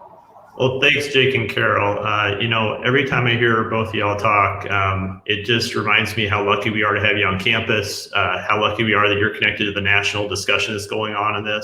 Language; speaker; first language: English; native; English